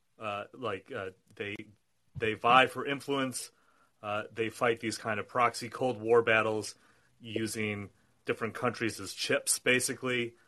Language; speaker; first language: English; native; English